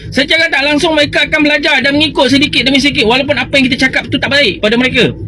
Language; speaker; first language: Malay; native; Malay